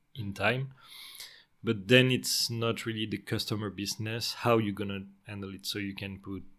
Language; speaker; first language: English; non-native, fluent; French